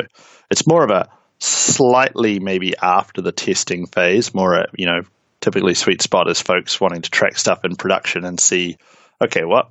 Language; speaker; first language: English; native; English